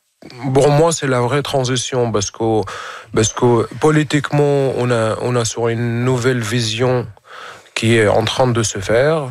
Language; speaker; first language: French; non-native, fluent; Arabic